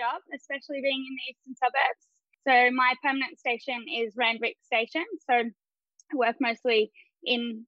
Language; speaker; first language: English; native; English